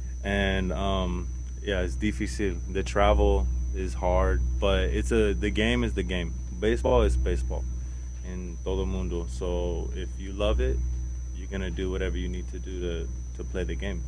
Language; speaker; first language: English; native; English